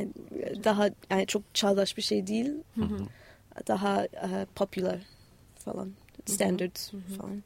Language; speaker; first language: Turkish; non-native, learner; English